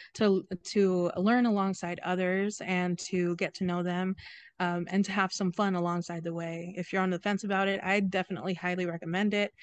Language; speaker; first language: English; native; English